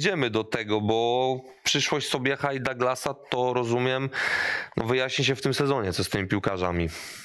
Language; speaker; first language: Polish; native; Polish